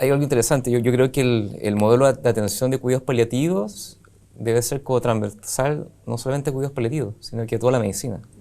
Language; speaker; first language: Spanish; native; Spanish